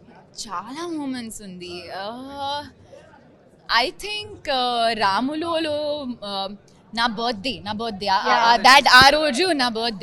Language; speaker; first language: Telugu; non-native, learner; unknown